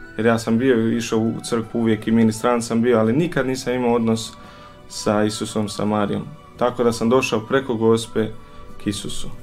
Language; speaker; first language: Croatian; native; Croatian